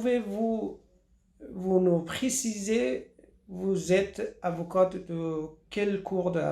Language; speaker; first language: French; non-native, fluent; Persian